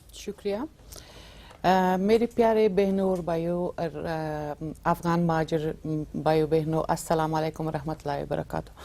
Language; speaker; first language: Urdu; non-native, learner; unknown